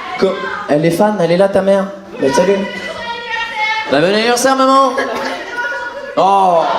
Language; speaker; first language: French; native; French